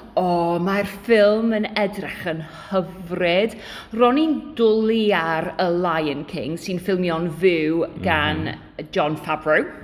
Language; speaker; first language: Welsh; non-native, learner; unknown